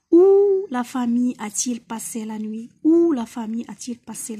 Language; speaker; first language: French; non-native, local second language; Arabic